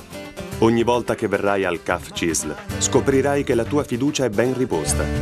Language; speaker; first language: Italian; native; Italian